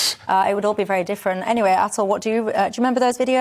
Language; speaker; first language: English; native; English